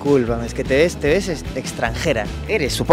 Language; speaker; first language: Spanish; native; Spanish